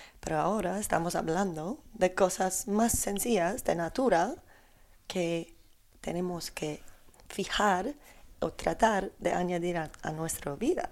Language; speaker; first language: Spanish; non-native, learner; Polish